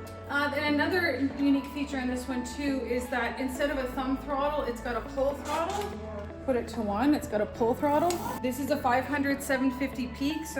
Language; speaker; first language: English; native; English